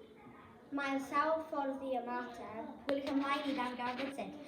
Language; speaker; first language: Welsh; non-native, local second language; English